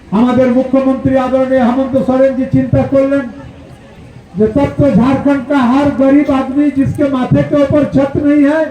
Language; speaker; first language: Hindi; non-native, local second language; Bangla